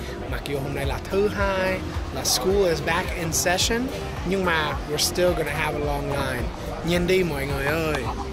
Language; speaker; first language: Vietnamese; non-native, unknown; English